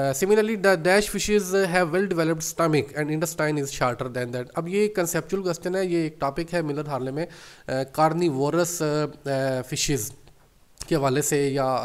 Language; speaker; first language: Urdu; non-native, local second language; Punjabi